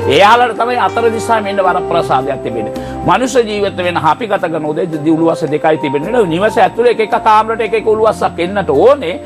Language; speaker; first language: Sinhala; non-native, local second language; Tamil